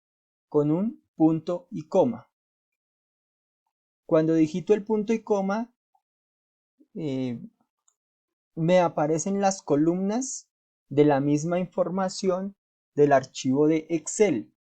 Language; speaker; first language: Spanish; native; Spanish